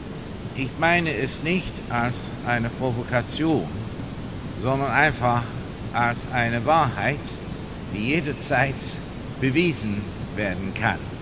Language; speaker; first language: German; non-native, fluent; English